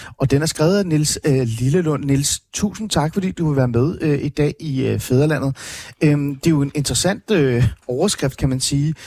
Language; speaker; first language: Danish; early bilingual, other home language; Persian